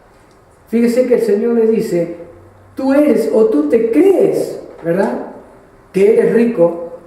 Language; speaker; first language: Spanish; native; Spanish